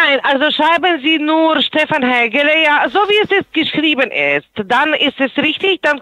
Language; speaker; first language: German; non-native, fluent; Polish